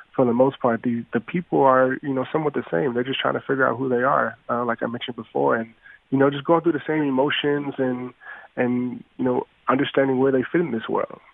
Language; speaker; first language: English; native; English